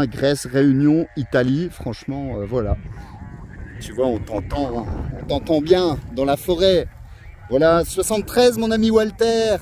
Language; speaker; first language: French; native; French